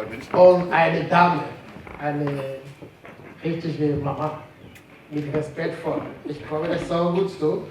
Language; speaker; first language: German; non-native, fluent; French